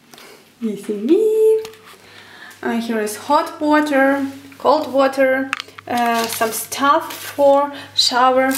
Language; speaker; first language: English; non-native, learner; Ukrainian